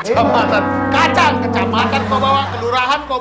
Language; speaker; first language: Indonesian; native; Indonesian